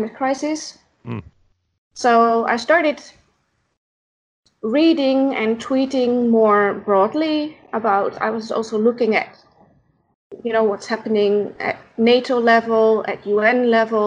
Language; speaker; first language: English; non-native, fluent; Dutch